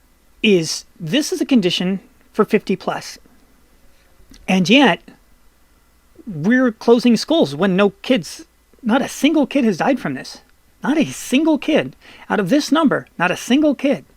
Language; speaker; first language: English; native; English